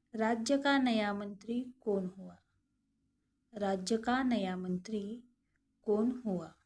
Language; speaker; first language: Hindi; non-native, local second language; Marathi